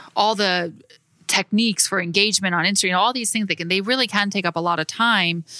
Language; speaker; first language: English; native; English